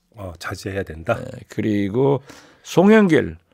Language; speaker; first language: Korean; native; Korean